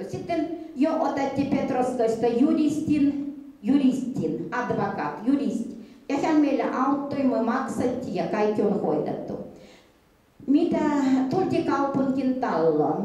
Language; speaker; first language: Finnish; early bilingual, heritage; Finnish